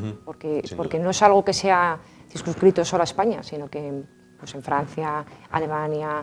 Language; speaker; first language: Spanish; native; Spanish